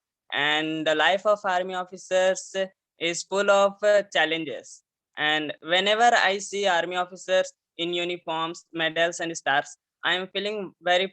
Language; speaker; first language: English; non-native, learner; Hindi